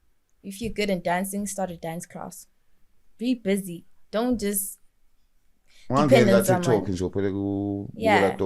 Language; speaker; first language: English; non-native, local second language; Swati